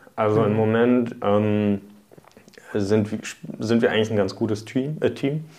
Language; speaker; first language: German; early bilingual, other home language; Hungarian